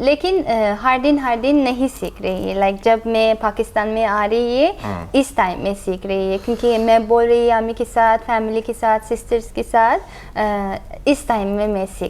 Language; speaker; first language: Hindi; non-native, learner; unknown